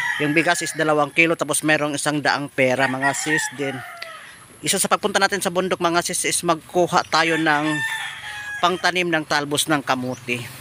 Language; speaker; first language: Filipino; non-native, local second language; Iloko